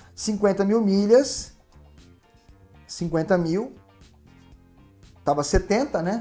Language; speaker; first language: Portuguese; native; Portuguese